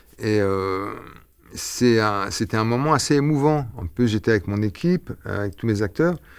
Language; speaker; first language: French; early bilingual, other home language; Arabic